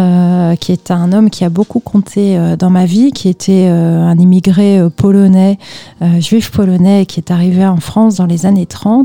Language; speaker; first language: French; native; French